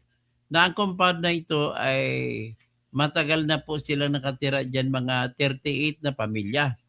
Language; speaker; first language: Filipino; native; Filipino